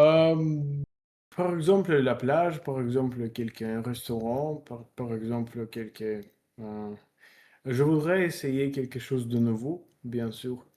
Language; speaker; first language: French; non-native, learner; Russian